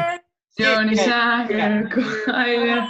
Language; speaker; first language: Chinese; non-native, learner; Spanish